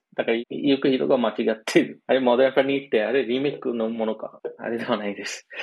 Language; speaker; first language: Japanese; non-native, fluent; Bangla